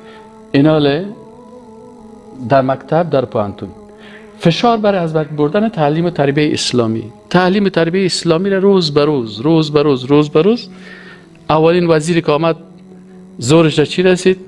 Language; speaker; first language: Persian; native; Persian